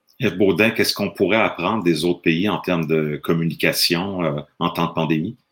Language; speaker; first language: French; native; French